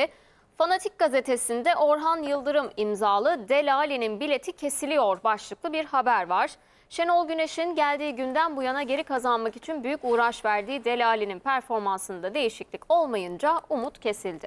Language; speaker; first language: Turkish; native; Turkish